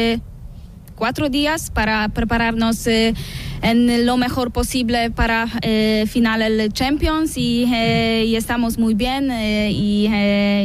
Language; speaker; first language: Spanish; non-native, learner; Polish